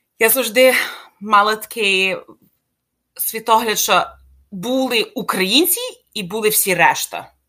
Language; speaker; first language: Ukrainian; early bilingual, heritage; Ukrainian